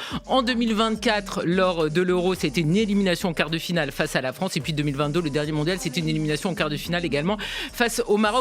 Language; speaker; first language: French; native; French